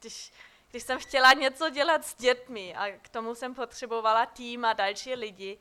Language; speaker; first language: Czech; non-native, fluent; German